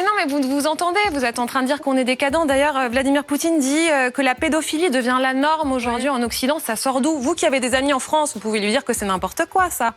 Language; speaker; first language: French; native; French